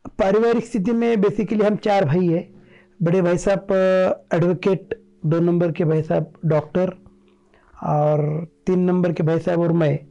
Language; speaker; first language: Hindi; non-native, local second language; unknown